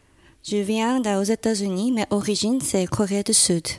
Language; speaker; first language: French; non-native, learner; Korean